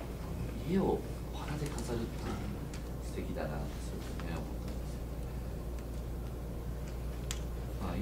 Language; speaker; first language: Japanese; native; Japanese